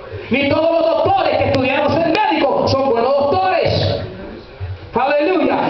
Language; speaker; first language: Spanish; early bilingual, heritage; Spanish